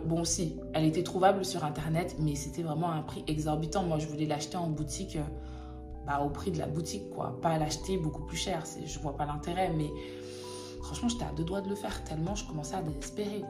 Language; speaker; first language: French; native; French